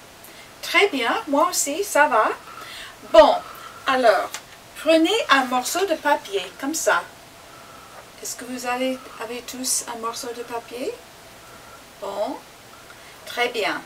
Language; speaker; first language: French; non-native, fluent; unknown